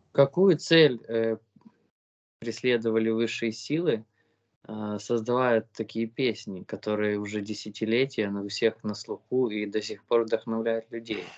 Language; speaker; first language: Russian; native; Russian